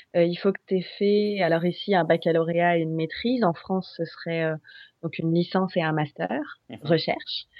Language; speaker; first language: French; native; French